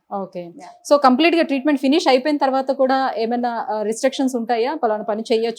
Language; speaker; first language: Telugu; native; Telugu